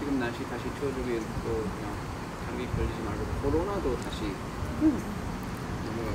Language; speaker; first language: Korean; early bilingual, heritage; English